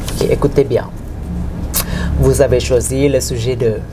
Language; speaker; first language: French; non-native, fluent; Thai